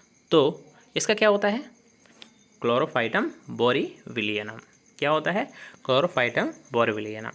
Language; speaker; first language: Hindi; native; Hindi